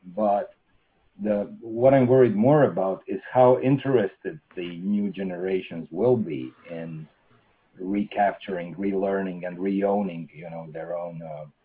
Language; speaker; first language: English; non-native, fluent; Russian